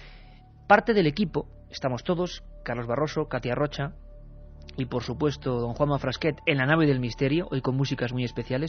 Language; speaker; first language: Spanish; native; Spanish